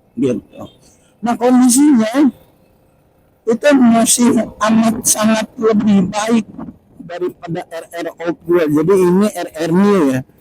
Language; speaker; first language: Indonesian; native; Indonesian